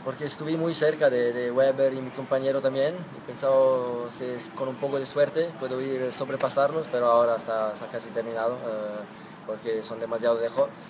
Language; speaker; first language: Spanish; non-native, learner; German